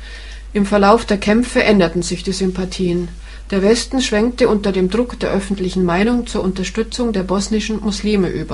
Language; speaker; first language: German; native; German